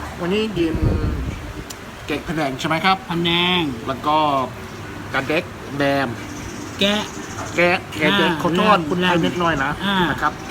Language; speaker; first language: Thai; non-native, learner; English